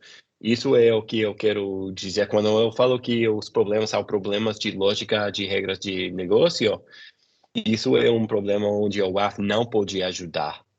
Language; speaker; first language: Portuguese; non-native, fluent; English